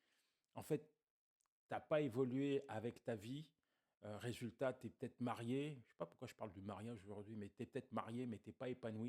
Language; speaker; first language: French; native; French